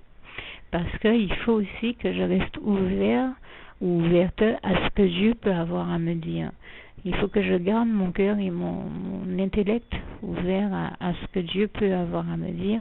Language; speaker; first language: French; native; French